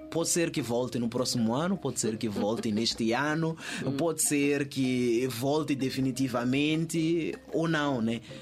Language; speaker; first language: Portuguese; native; Portuguese